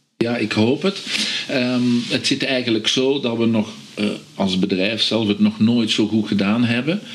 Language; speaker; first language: Dutch; native; Dutch